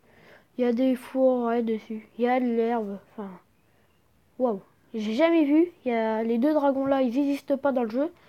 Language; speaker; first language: French; native; French